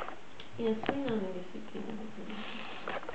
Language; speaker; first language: Greek; non-native, learner; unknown